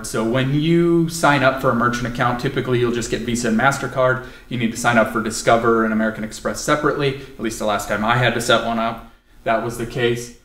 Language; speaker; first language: English; native; English